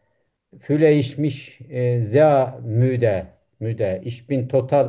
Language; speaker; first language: German; non-native, learner; Turkish